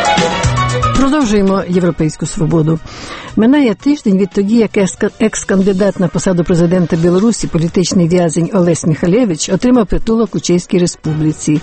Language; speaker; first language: Ukrainian; native; Ukrainian